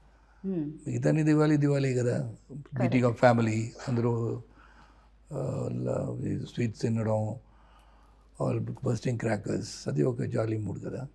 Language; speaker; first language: Telugu; non-native, fluent; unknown